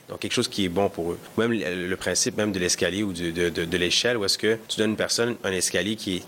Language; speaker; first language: French; early bilingual, other home language; Kinyarwanda